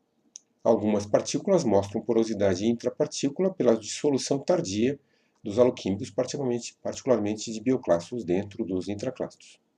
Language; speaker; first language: Portuguese; native; Portuguese